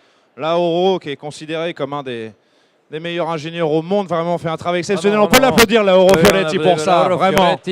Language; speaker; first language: French; native; French